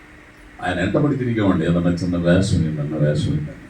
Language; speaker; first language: Telugu; native; Telugu